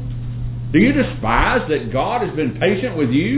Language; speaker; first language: English; native; English